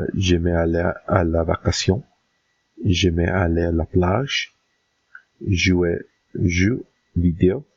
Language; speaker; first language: French; non-native, learner; English